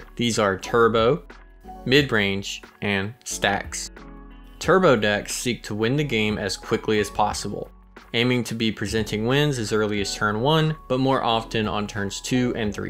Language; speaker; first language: English; native; English